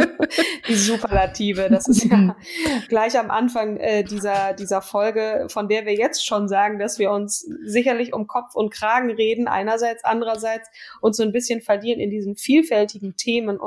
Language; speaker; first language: German; native; German